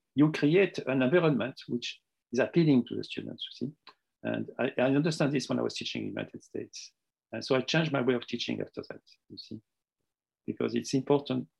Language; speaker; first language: English; non-native, fluent; French